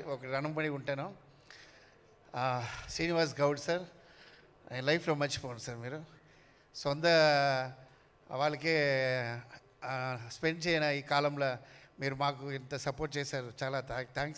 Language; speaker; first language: Telugu; non-native, learner; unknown